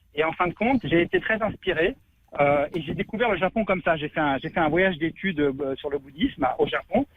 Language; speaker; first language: French; native; French